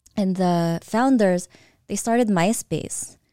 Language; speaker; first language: English; early bilingual, other home language; Filipino